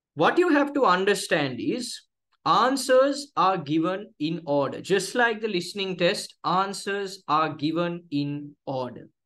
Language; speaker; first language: English; non-native, local second language; Sinhala